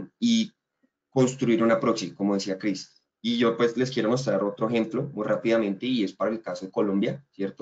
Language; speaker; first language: Spanish; native; Spanish